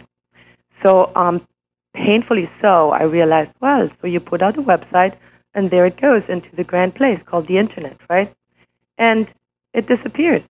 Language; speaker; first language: English; non-native, fluent; German